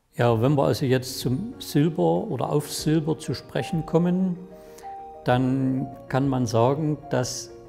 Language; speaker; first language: German; native; German